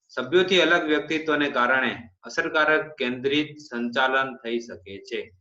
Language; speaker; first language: Hindi; non-native, local second language; Gujarati